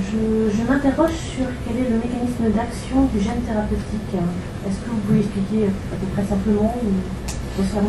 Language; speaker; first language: French; native; French